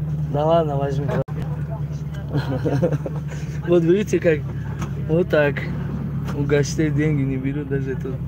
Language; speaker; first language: Russian; non-native, local second language; Tajik